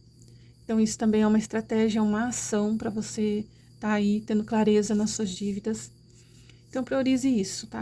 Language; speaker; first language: Portuguese; native; Portuguese